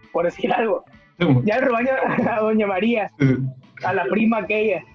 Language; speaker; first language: Spanish; native; Spanish